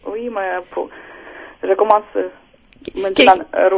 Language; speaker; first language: French; non-native, learner; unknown